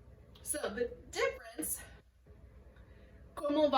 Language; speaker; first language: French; non-native, fluent; English